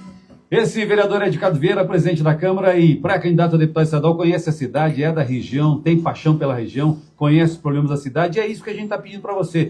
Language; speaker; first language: Portuguese; native; Portuguese